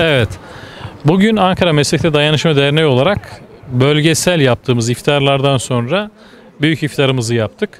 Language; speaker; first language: Turkish; native; Turkish